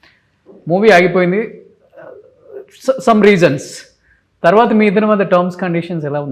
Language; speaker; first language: Telugu; native; Telugu